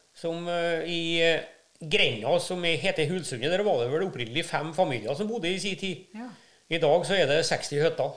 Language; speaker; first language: Norwegian; native; Norwegian